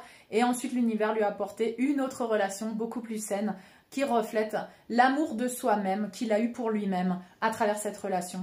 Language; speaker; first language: French; native; French